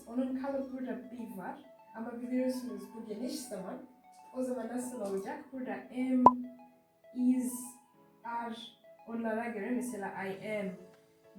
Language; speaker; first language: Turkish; non-native, fluent; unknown